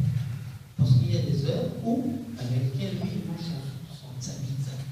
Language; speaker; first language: French; non-native, local second language; Arabic